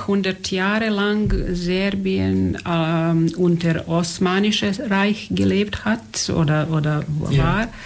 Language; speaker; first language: German; non-native, fluent; Serbian